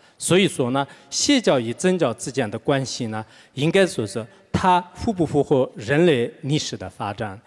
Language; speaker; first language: Chinese; non-native, local second language; Tibetan